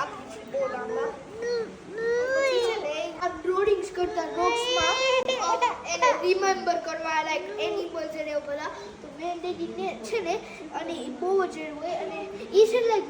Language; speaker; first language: Gujarati; early bilingual, heritage; Gujarati